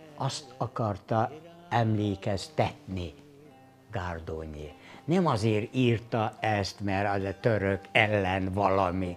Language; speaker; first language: Hungarian; non-native, fluent; Turkish